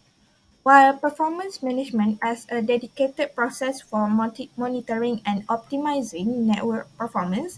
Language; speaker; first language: English; non-native, local second language; Malay